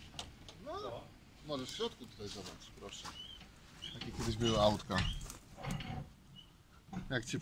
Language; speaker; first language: Polish; native; Polish